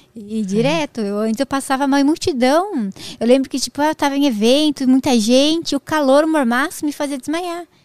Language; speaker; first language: Portuguese; native; Portuguese